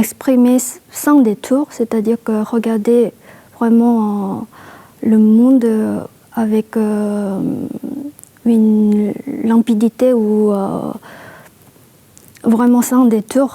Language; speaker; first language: French; non-native, fluent; Korean